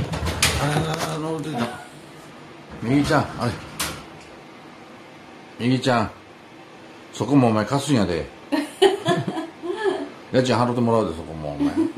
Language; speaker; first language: Japanese; native; Japanese